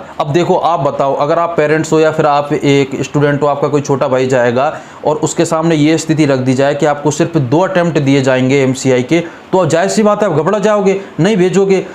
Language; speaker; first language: Hindi; native; Hindi